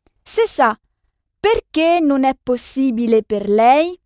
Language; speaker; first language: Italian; non-native, fluent; French